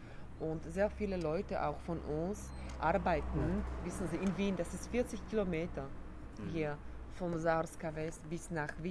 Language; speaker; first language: German; non-native, fluent; Slovak